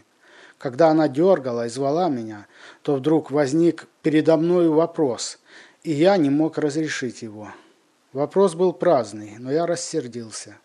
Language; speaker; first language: Russian; native; Russian